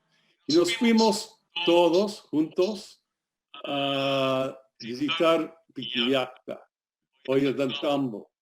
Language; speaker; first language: Spanish; non-native, fluent; English